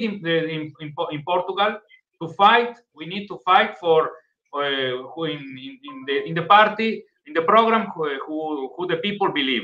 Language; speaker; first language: English; non-native, learner; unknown